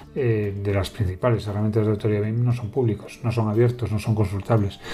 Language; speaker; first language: Spanish; native; Spanish